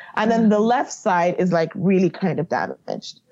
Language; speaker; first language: English; non-native, local second language; Yoruba